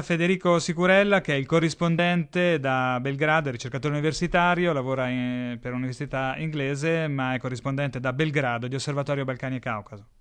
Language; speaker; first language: Italian; native; Italian